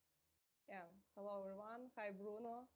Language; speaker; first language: English; non-native, fluent; Russian